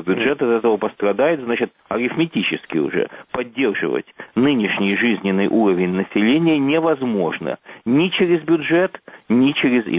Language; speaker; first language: Russian; native; Russian